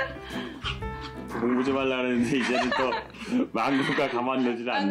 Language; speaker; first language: Korean; native; Korean